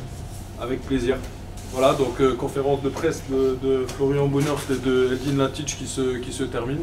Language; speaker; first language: French; non-native, local second language; Luxembourgish